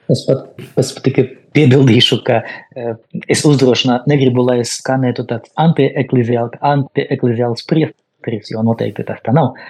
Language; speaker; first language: Latvian; non-native, local second language; Russian